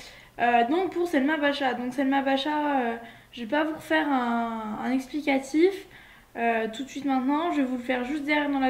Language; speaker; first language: French; native; French